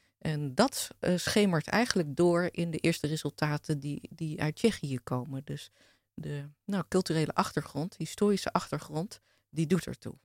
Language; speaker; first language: Dutch; native; Dutch